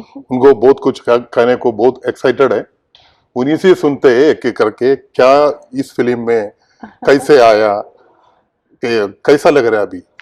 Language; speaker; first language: Hindi; non-native, local second language; Malayalam